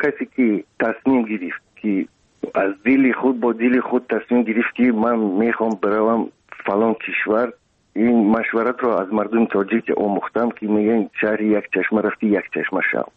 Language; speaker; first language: Persian; non-native, local second language; Russian